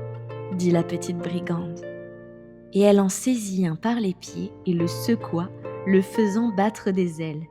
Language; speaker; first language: French; native; French